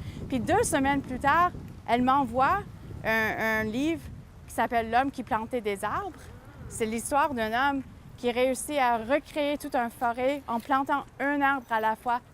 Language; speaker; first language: French; native; French